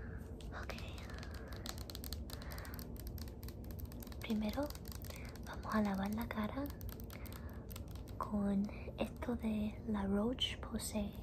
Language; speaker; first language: Spanish; early bilingual, heritage; Spanish